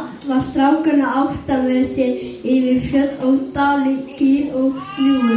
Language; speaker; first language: Icelandic; native; Icelandic